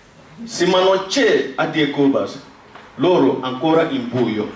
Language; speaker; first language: Italian; non-native, learner; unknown